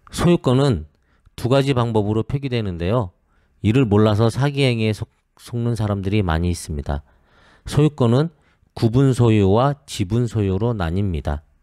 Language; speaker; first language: Korean; native; Korean